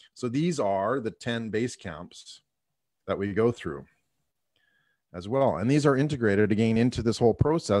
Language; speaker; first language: English; native; English